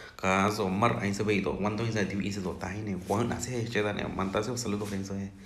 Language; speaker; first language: Spanish; non-native, local second language; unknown